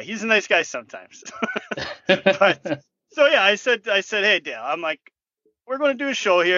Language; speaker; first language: English; native; English